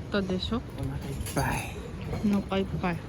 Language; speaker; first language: Japanese; non-native, learner; Korean